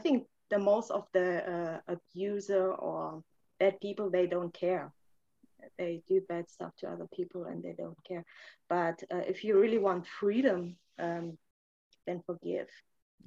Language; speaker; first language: English; non-native, fluent; German